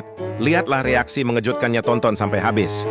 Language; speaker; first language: Indonesian; native; Indonesian